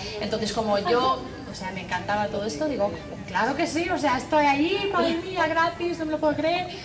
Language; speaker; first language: Spanish; non-native, fluent; English